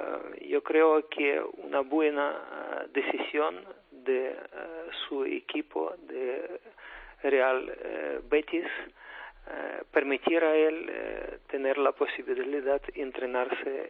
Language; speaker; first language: Spanish; non-native, fluent; Ukrainian